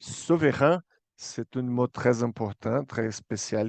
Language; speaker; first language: French; non-native, fluent; Portuguese